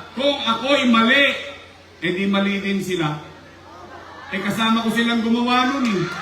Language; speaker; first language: Filipino; native; Filipino